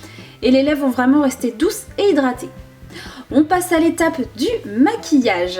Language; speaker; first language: French; native; French